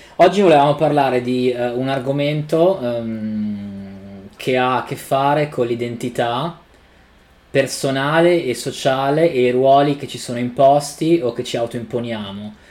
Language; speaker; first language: Italian; native; Italian